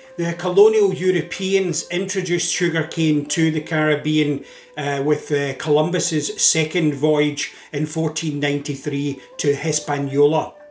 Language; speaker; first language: English; native; English